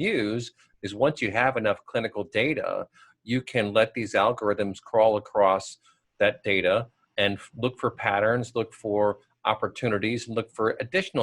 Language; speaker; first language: English; native; English